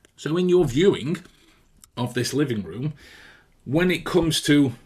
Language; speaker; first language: English; native; English